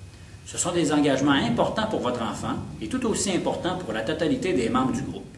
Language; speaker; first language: French; native; French